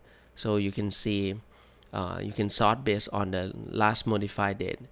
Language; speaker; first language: English; non-native, fluent; Thai